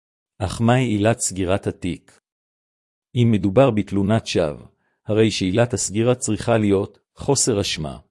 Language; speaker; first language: Hebrew; native; Hebrew